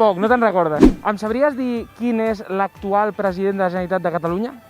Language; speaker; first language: Catalan; native; Catalan